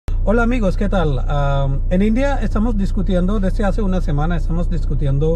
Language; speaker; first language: Spanish; non-native, learner; Malayalam